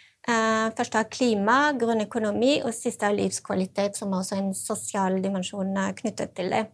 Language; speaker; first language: Norwegian; non-native, fluent; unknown